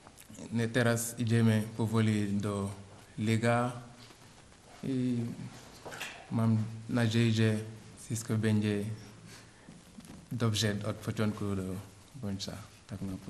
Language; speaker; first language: Polish; non-native, learner; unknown